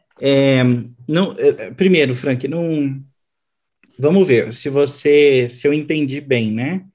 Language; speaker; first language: Portuguese; native; Portuguese